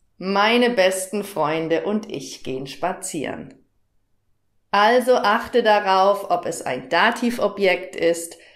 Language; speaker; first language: German; native; German